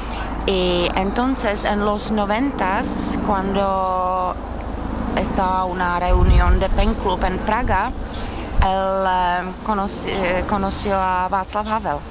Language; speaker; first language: Spanish; non-native, fluent; Czech